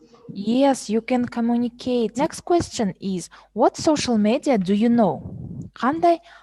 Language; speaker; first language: English; non-native, fluent; Kazakh